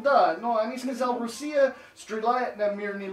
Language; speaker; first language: Russian; non-native, learner; English